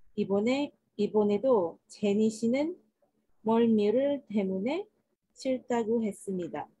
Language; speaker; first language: Korean; non-native, learner; Malay